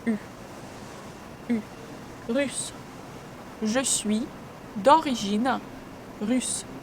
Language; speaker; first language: French; non-native, fluent; Russian